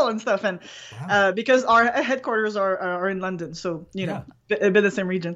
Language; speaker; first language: English; non-native, fluent; French